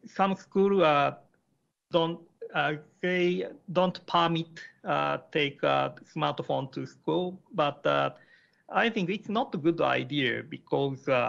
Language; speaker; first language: English; non-native, learner; Japanese